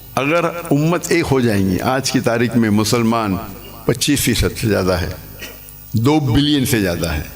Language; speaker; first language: Urdu; non-native, local second language; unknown